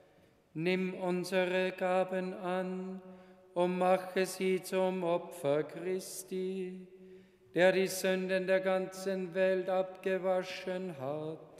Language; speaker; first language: German; native; German